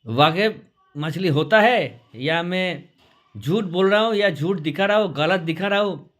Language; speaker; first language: Hindi; non-native, local second language; Bangla